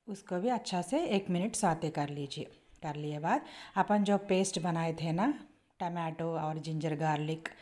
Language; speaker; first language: Hindi; native; Hindi